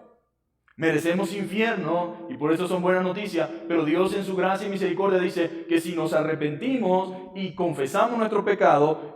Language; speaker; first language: Spanish; native; Spanish